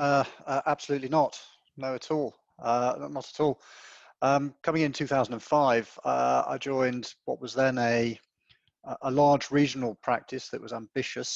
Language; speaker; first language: English; native; English